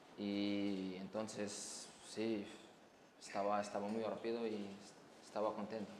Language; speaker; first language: Spanish; non-native, learner; French